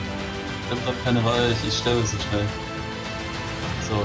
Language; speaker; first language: German; native; German